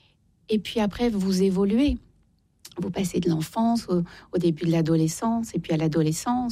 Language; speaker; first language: French; native; French